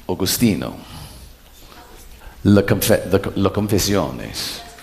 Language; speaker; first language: Spanish; non-native, learner; English